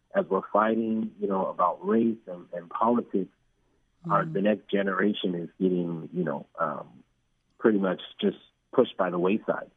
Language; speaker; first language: English; native; English